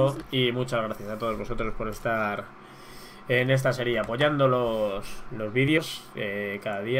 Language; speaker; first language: Spanish; native; Spanish